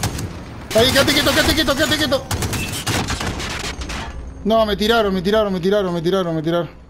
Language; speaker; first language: Spanish; native; Spanish